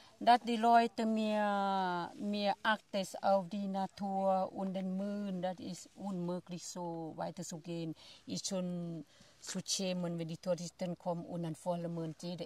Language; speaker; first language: German; non-native, fluent; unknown